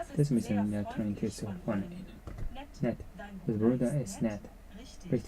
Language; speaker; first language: German; non-native, learner; Japanese